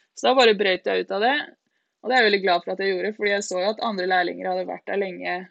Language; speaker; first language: Norwegian; native; Norwegian